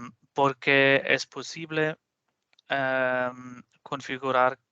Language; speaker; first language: Spanish; non-native, fluent; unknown